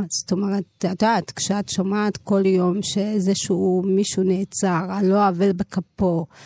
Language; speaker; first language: Hebrew; early bilingual, other home language; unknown